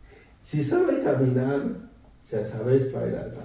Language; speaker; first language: Spanish; non-native, fluent; Chinese